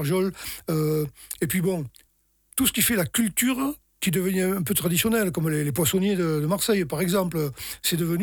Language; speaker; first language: French; native; French